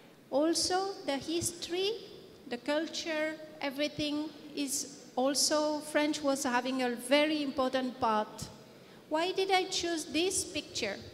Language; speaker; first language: English; non-native, fluent; French